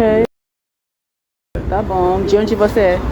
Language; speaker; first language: Portuguese; non-native, learner; English